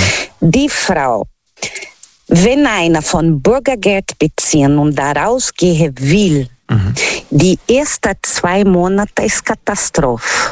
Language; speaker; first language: German; non-native, learner; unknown